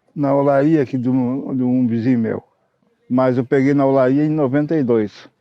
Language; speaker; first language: Portuguese; non-native, local second language; Low German